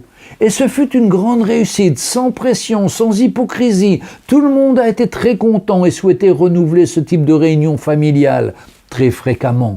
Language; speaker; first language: French; native; French